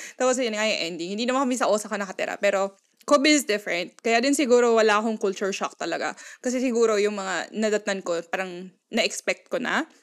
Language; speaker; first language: Filipino; non-native, local second language; Pampanga